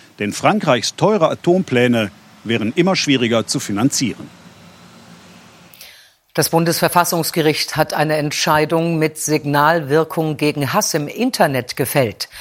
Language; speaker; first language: German; native; German